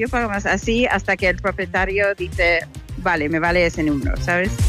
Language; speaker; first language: Spanish; non-native, fluent; English